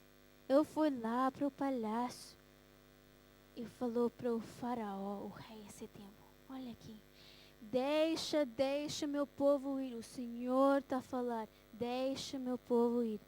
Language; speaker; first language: Portuguese; early bilingual, heritage; Portuguese